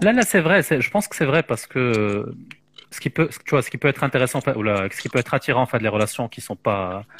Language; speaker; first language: French; non-native, local second language; Arabic